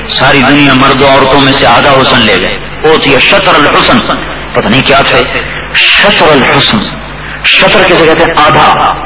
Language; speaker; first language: Urdu; non-native, local second language; Punjabi